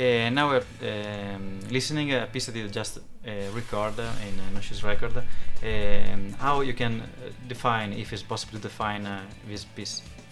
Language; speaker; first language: English; non-native, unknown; Italian